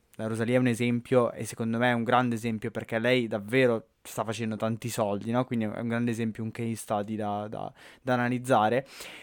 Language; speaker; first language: Italian; native; Italian